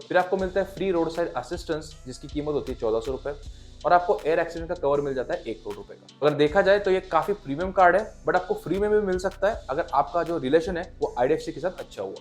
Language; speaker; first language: Hindi; native; Hindi